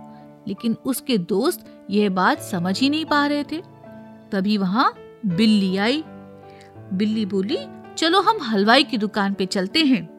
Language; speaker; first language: Hindi; native; Hindi